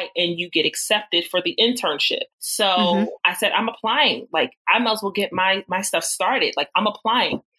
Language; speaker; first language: English; native; English